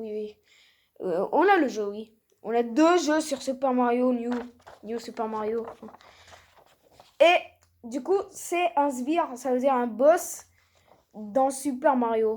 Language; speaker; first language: French; native; French